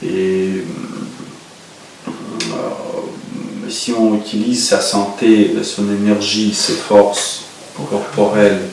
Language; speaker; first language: French; non-native, fluent; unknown